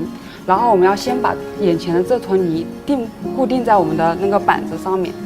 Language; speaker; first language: Chinese; native; Chinese